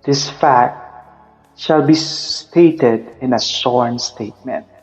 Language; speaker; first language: English; non-native, local second language; Filipino